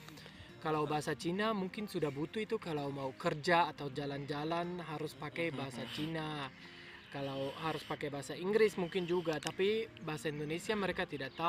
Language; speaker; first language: Indonesian; non-native, fluent; German